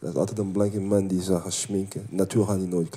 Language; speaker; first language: Dutch; early bilingual, other home language; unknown